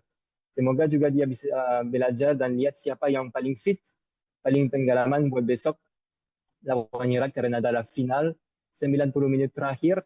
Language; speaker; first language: Indonesian; non-native, fluent; French